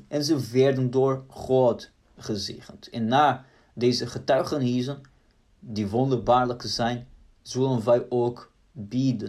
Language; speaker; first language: Dutch; non-native, fluent; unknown